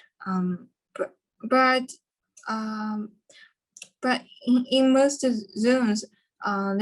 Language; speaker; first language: English; non-native, learner; Chinese